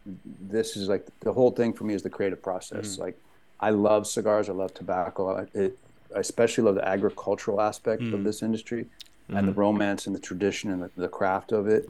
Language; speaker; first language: English; native; English